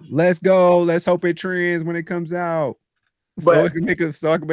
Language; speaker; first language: English; native; English